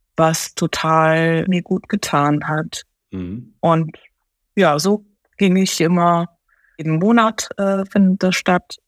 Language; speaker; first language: German; early bilingual, other home language; Japanese